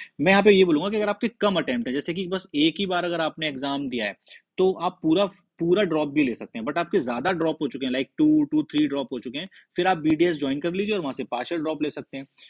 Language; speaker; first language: Hindi; native; Hindi